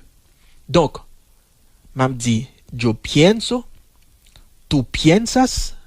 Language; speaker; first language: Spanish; non-native, fluent; Haitian Creole